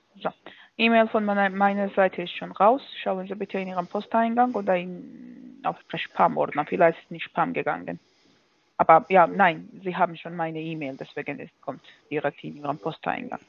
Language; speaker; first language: German; non-native, fluent; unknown